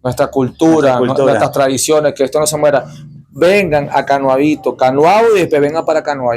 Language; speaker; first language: Spanish; native; Spanish